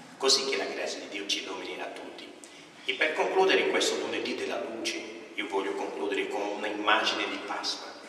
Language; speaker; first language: Italian; non-native, fluent; Portuguese